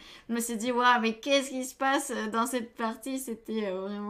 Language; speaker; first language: French; native; French